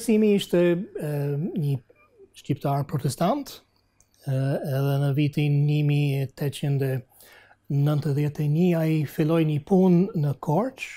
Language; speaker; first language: Albanian; non-native, fluent; English